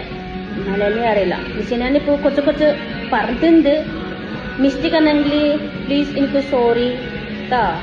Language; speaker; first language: Malayalam; non-native, learner; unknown